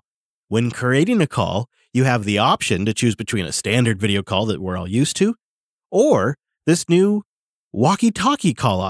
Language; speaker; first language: English; native; English